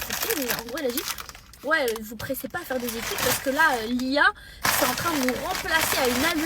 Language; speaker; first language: French; native; French